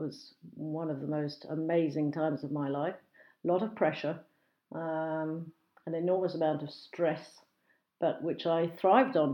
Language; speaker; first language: English; native; English